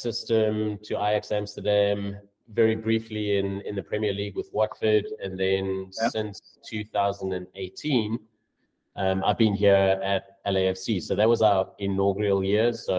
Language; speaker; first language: English; native; English